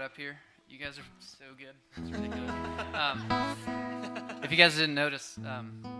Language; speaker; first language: English; native; English